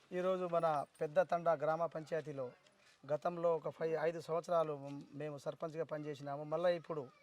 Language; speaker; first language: Telugu; non-native, local second language; Lambadi